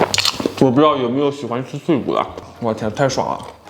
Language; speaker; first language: Chinese; native; Chinese